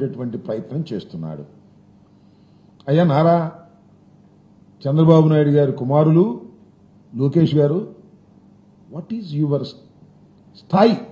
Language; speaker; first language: Telugu; native; Telugu